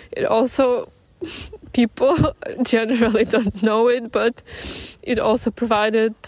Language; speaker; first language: English; non-native, fluent; Ukrainian